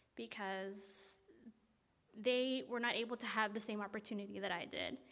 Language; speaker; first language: English; native; English